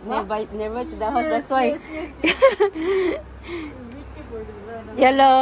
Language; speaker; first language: English; non-native, learner; Filipino